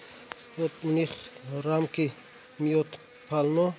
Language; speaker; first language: Russian; non-native, learner; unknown